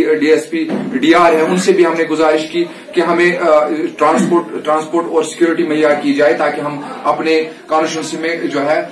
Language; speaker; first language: Hindi; non-native, local second language; Kashmiri